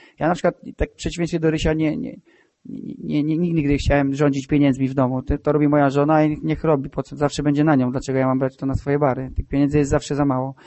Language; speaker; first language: Polish; native; Polish